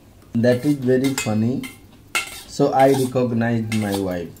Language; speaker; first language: English; non-native, local second language; Hindi